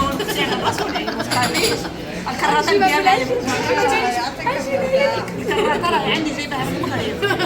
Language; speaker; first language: Arabic; native; Arabic